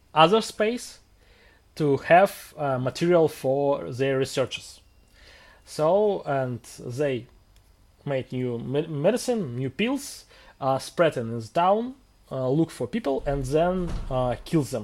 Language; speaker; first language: English; non-native, fluent; Russian